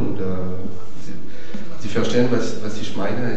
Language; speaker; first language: German; non-native, fluent; French